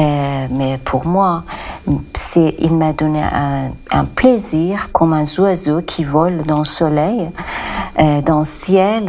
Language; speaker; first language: French; non-native, learner; Persian